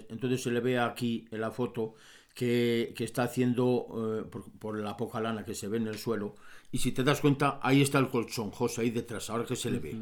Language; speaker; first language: Spanish; native; Spanish